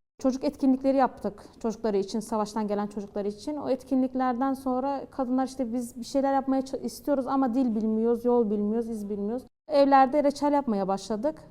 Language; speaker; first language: Turkish; native; Turkish